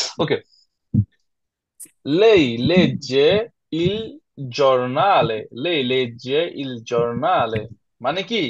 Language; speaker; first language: Italian; non-native, fluent; Bangla